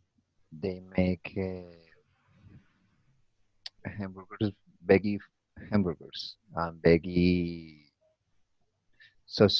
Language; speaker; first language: English; non-native, learner; Spanish